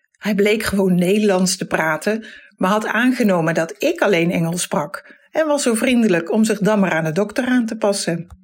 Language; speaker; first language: Dutch; native; Dutch